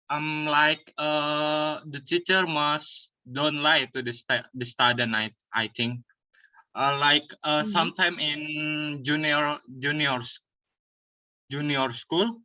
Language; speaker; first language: English; non-native, learner; Indonesian